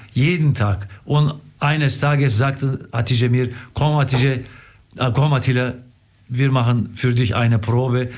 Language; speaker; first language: German; non-native, fluent; Turkish